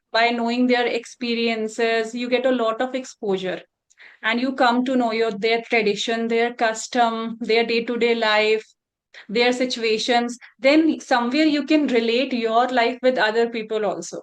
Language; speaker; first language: English; non-native, local second language; Hindi